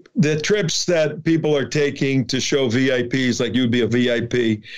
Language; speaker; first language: English; native; English